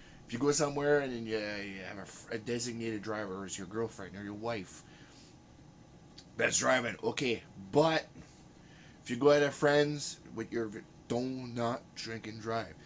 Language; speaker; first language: English; early bilingual, other home language; French